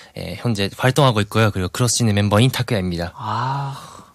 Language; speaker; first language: Korean; non-native, fluent; Japanese